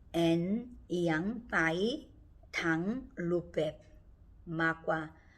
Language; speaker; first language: Thai; non-native, learner; Korean